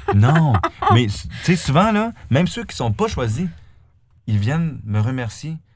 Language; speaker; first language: French; native; French